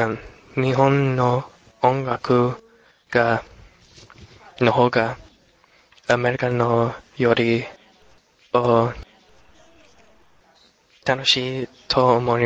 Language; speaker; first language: Japanese; non-native, learner; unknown